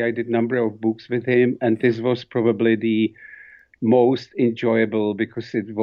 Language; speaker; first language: English; non-native, fluent; Czech